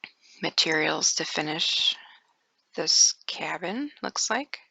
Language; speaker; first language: English; native; English